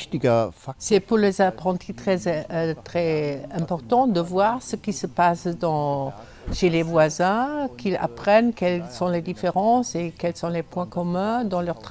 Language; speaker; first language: French; non-native, fluent; German